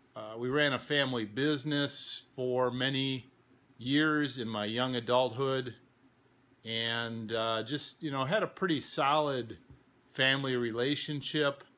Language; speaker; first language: English; native; English